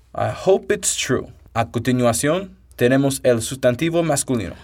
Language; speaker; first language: Spanish; non-native, fluent; English